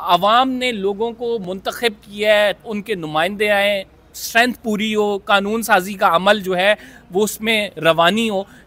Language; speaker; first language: Urdu; native; Urdu